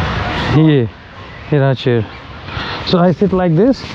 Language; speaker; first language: English; non-native, learner; Hindi